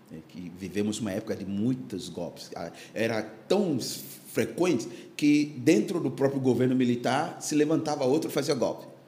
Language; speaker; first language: Portuguese; non-native, fluent; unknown